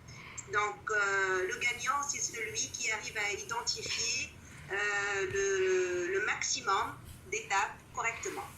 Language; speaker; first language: French; non-native, local second language; Arabic